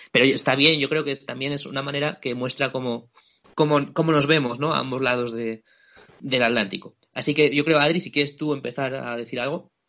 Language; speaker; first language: Spanish; native; Spanish